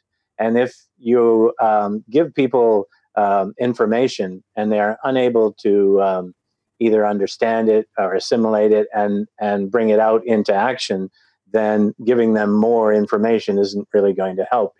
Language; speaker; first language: English; native; English